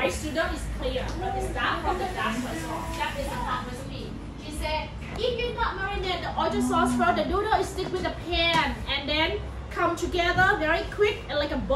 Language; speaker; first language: English; non-native, fluent; Thai